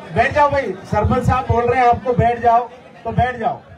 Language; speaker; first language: Hindi; non-native, local second language; Marathi